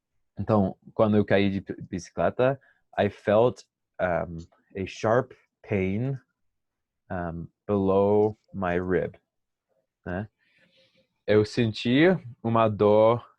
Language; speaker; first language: Portuguese; non-native, fluent; English